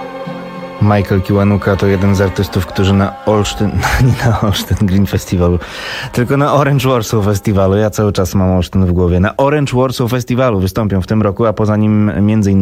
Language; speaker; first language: Polish; native; Polish